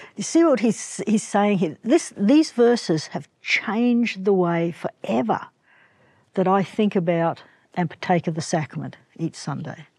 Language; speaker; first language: English; native; English